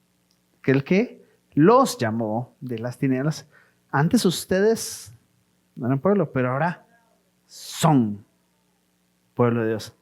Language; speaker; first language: Spanish; native; Spanish